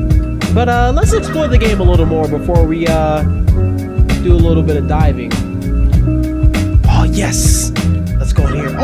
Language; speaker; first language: English; native; English